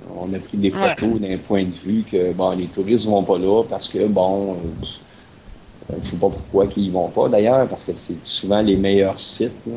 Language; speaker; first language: French; native; French